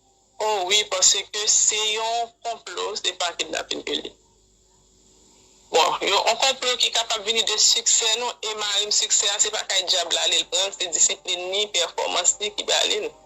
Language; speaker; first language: Haitian Creole; native; Haitian Creole